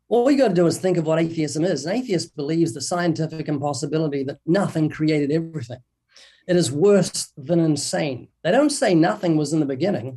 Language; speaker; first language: English; native; English